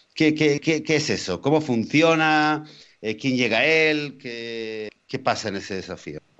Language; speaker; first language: Spanish; native; Spanish